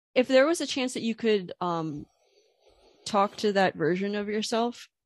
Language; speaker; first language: English; native; English